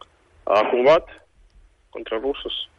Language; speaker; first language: Catalan; non-native, fluent; Ukrainian